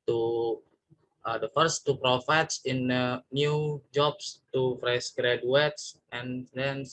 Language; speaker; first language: English; non-native, learner; Indonesian